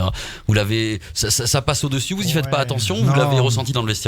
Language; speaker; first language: French; native; French